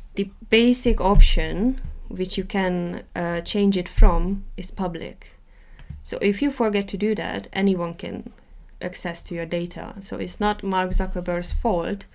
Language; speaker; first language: English; non-native, fluent; Hungarian